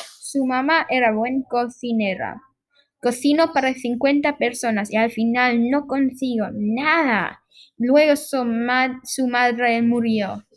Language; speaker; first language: Spanish; non-native, learner; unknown